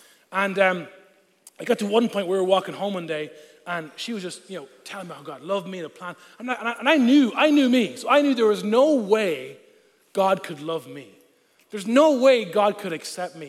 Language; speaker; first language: English; non-native, local second language; Irish